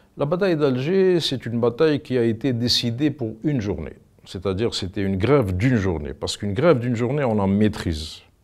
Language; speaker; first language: French; non-native, local second language; Arabic